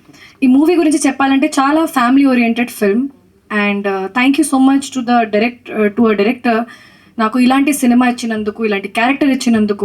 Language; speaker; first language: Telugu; non-native, fluent; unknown